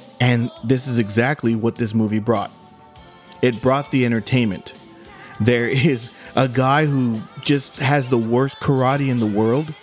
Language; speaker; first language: English; native; English